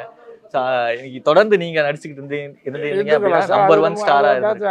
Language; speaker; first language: Tamil; native; Tamil